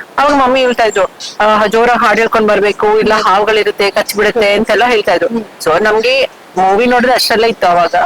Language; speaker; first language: Kannada; non-native, local second language; Kodava